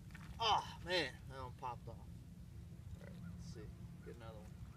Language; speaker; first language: English; native; English